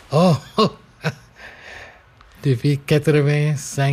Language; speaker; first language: French; non-native, local second language; English